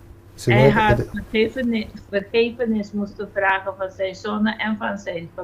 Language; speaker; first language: Dutch; non-native, fluent; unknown